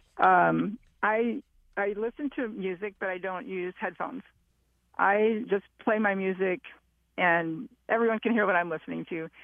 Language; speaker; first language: English; native; English